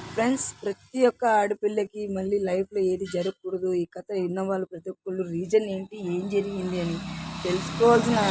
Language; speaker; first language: Telugu; non-native, fluent; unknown